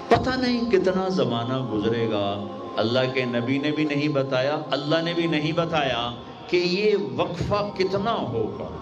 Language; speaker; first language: Urdu; non-native, local second language; Punjabi